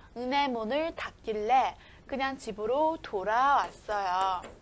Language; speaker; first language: Korean; non-native, fluent; Chinese